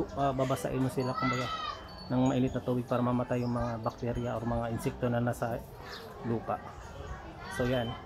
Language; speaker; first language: Filipino; non-native, local second language; Cebuano